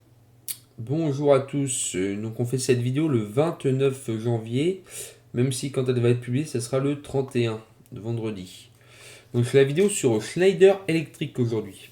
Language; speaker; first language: French; native; French